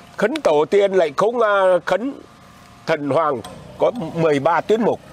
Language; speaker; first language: Vietnamese; non-native, local second language; Iu Mien